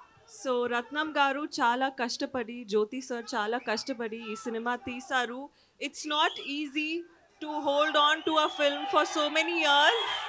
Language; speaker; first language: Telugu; non-native, learner; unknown